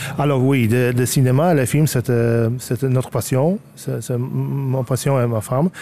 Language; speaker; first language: French; non-native, learner; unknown